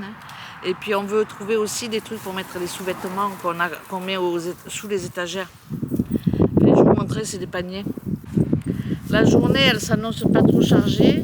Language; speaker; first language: French; native; French